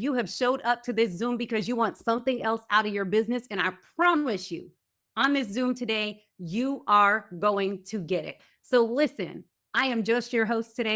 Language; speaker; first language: English; native; English